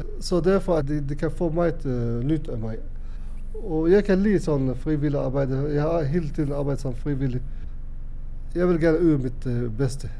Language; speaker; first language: Danish; non-native, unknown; Arabic